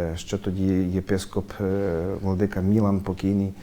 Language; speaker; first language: Ukrainian; native; Ukrainian